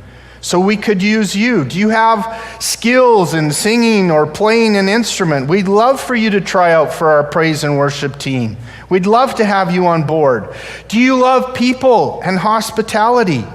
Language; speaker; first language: English; native; English